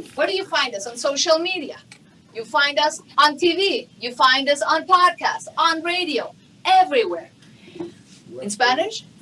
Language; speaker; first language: English; non-native, fluent; Spanish